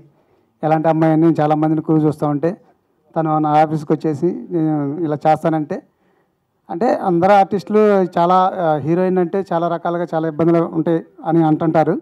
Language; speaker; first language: Telugu; native; Telugu